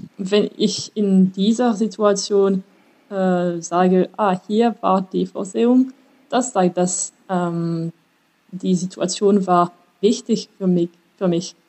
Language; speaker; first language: German; non-native, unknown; French